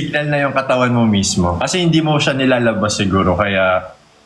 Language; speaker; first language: Filipino; native; Filipino